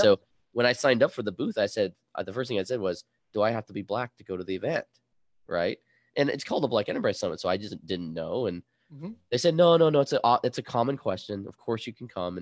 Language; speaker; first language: English; early bilingual, other home language; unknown